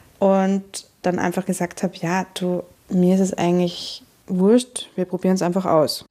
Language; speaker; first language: German; native; German